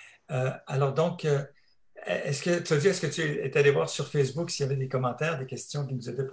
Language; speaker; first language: French; native; French